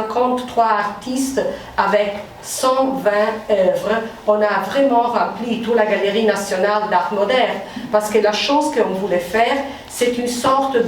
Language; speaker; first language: French; non-native, fluent; Italian